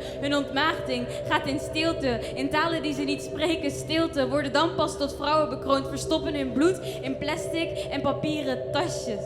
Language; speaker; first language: Dutch; early bilingual, other home language; Kinyarwanda